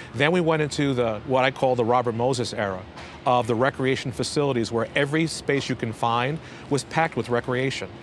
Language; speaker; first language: English; native; English